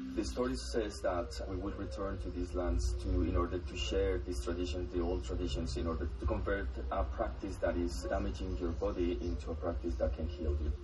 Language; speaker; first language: English; non-native, fluent; Spanish